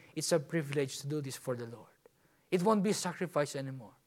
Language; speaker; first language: English; non-native, local second language; Filipino